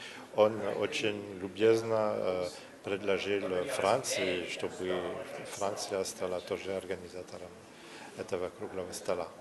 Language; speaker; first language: Russian; non-native, learner; French